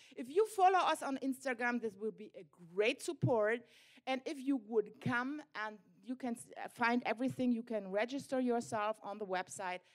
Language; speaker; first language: English; non-native, fluent; German